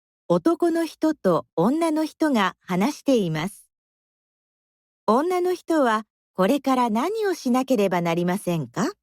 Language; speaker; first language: Japanese; non-native, learner; Indonesian